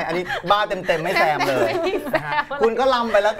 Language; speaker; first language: Thai; native; Thai